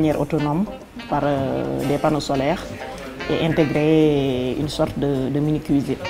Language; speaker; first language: French; non-native, local second language; Wolof